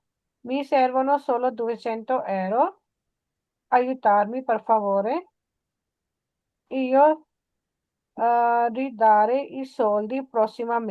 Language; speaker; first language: Italian; non-native, learner; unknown